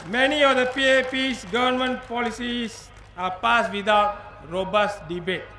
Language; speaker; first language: English; non-native, local second language; Tamil